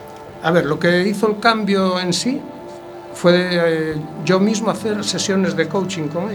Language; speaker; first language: Spanish; native; Spanish